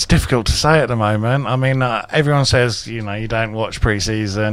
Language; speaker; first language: English; native; English